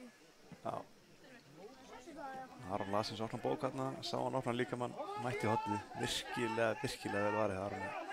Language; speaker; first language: Icelandic; native; Icelandic